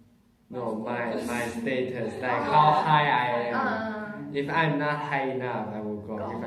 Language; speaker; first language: English; non-native, learner; Chinese